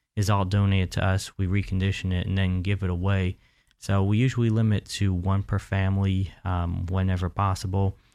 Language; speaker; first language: English; native; English